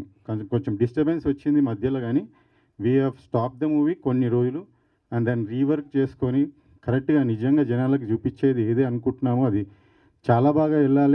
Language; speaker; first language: Telugu; native; Telugu